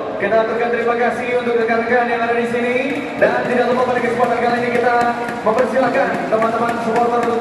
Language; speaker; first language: Indonesian; native; Indonesian